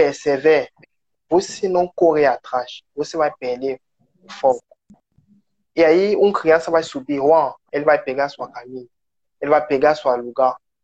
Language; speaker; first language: Portuguese; non-native, learner; French